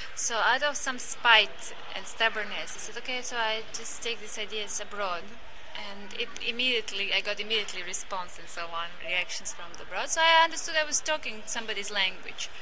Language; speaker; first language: English; non-native, fluent; Croatian